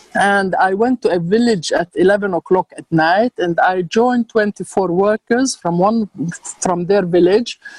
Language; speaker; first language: English; non-native, fluent; Arabic